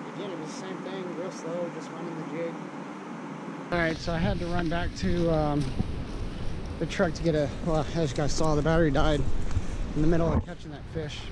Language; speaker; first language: English; native; English